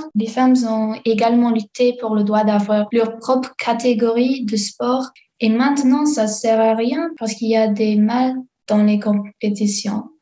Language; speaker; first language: French; non-native, fluent; English